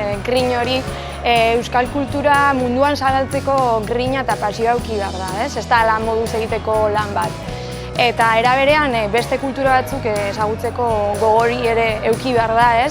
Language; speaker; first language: Basque; native; Basque